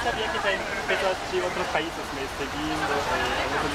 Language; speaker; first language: Portuguese; non-native, fluent; German